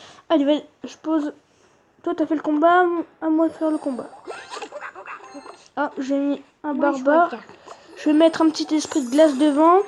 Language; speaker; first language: French; native; French